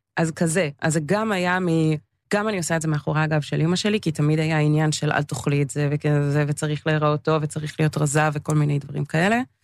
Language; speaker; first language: Hebrew; early bilingual, other home language; English